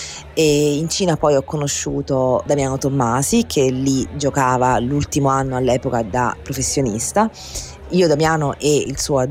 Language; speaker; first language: Italian; native; Italian